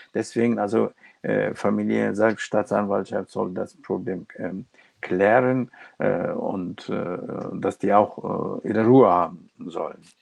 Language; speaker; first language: German; non-native, local second language; Turkish